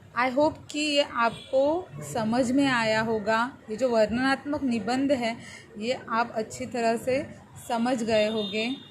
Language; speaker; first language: Hindi; non-native, local second language; Marathi